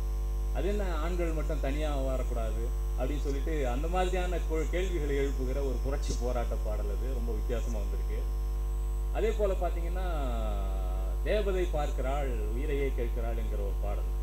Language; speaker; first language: Tamil; native; Tamil